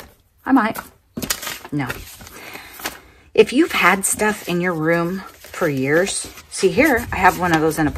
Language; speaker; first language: English; native; English